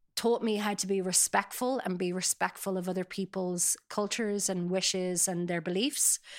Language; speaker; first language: English; native; English